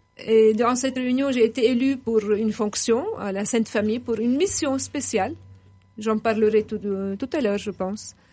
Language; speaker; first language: French; non-native, local second language; Arabic